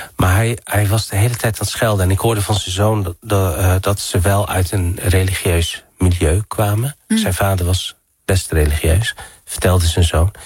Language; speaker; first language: Dutch; early bilingual, other home language; Arabic